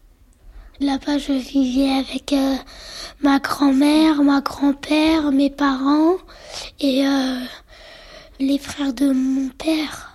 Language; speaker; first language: French; early bilingual, other home language; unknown